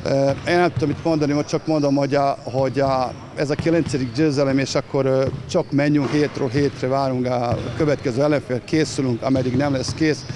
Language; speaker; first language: Hungarian; non-native, learner; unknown